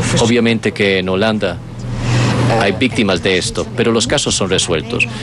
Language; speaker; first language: Spanish; non-native, fluent; Dutch